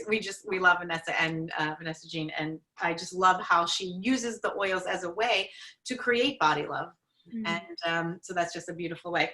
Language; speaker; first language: English; native; English